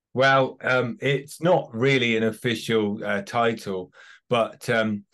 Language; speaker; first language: English; native; English